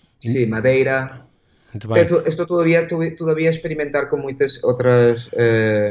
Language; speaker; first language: Portuguese; non-native, learner; Spanish